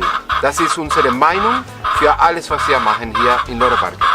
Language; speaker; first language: German; non-native, fluent; Spanish